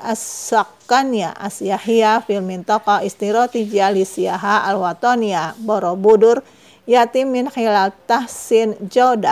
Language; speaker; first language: Arabic; non-native, fluent; Indonesian